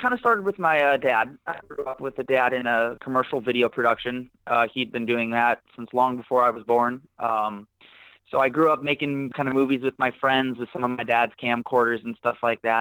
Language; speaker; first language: English; native; English